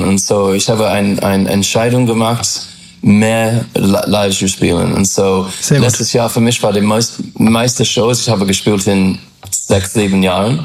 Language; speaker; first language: German; non-native, learner; English